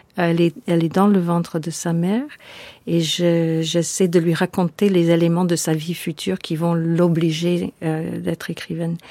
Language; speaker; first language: French; non-native, fluent; English